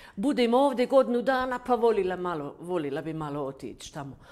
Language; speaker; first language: Croatian; non-native, fluent; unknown